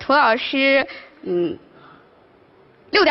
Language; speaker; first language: Chinese; native; Chinese